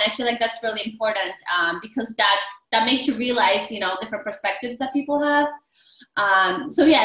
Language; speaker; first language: English; non-native, fluent; Polish